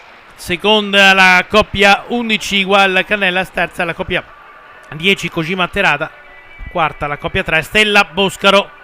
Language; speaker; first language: Italian; native; Italian